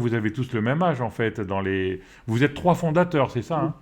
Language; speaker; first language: French; native; French